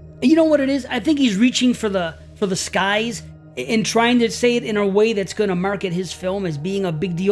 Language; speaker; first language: English; native; English